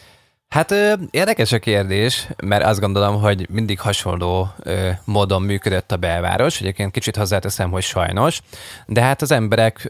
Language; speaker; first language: Hungarian; native; Hungarian